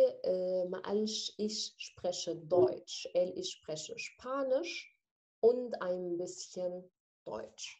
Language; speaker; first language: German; non-native, fluent; Arabic